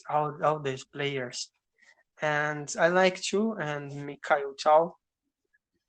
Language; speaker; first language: English; non-native, learner; Portuguese